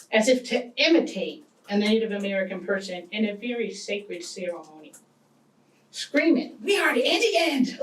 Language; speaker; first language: English; native; English